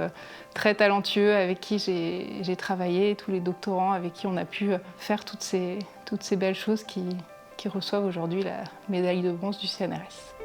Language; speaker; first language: French; native; French